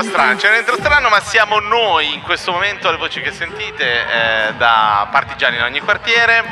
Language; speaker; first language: Italian; native; Italian